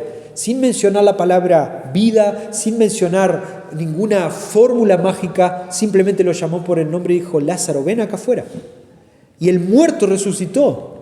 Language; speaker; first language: Spanish; native; Spanish